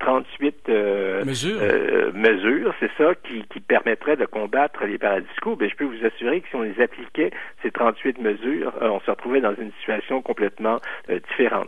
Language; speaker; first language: French; native; French